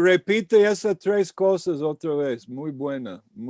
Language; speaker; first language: Spanish; non-native, fluent; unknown